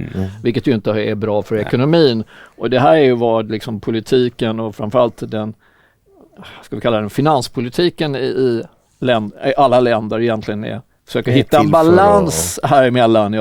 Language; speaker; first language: Swedish; native; Swedish